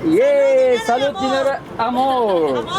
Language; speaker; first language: Spanish; non-native, learner; Turkish